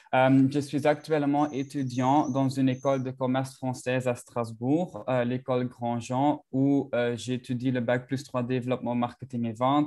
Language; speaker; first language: French; non-native, local second language; Dutch